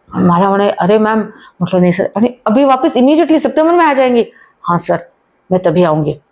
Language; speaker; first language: Hindi; non-native, local second language; Marathi